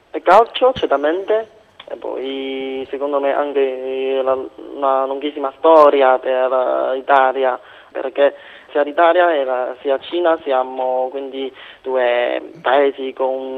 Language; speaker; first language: Italian; non-native, fluent; Chinese